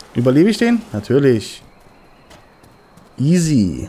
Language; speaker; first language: German; native; German